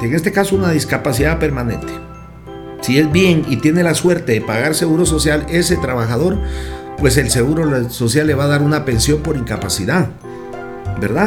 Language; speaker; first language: Spanish; native; Spanish